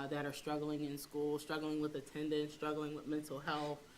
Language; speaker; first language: English; native; English